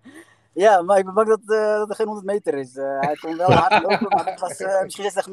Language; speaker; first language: Dutch; early bilingual, other home language; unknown